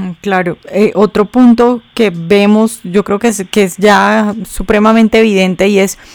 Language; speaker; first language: Spanish; native; Spanish